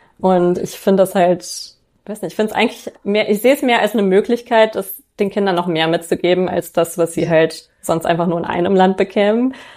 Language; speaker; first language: German; native; German